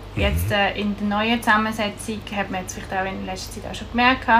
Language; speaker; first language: German; native; German